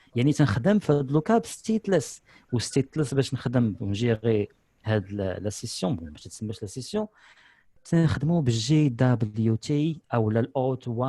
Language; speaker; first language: Arabic; native; Arabic